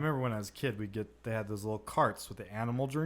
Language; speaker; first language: English; native; English